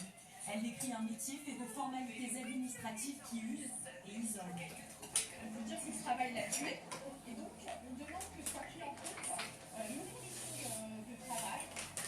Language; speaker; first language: French; native; French